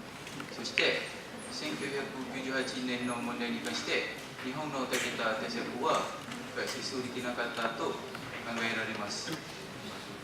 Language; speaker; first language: Japanese; non-native, learner; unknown